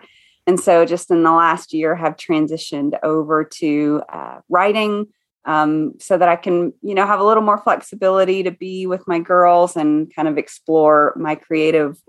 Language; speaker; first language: English; native; English